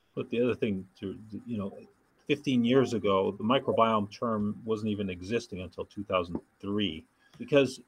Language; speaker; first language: English; native; English